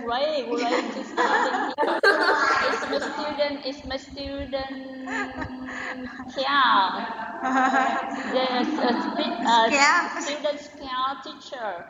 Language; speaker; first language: English; non-native, learner; Vietnamese